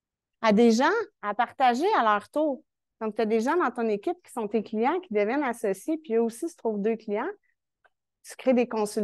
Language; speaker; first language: French; native; French